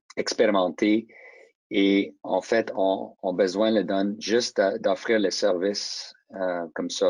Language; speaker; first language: French; non-native, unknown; English